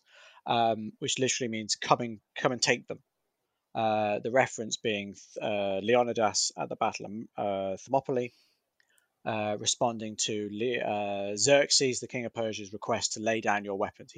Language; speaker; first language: English; native; English